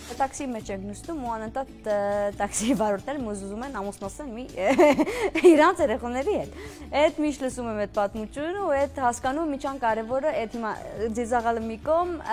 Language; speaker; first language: Armenian; early bilingual, heritage; Armenian